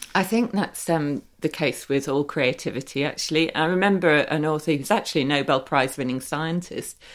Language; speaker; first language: English; native; English